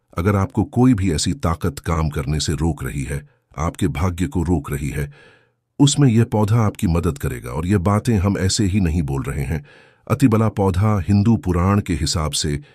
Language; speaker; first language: Hindi; native; Hindi